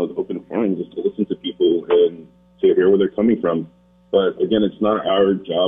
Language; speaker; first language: English; native; English